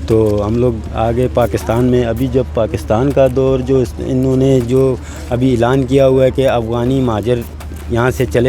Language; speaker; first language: Hindi; non-native, fluent; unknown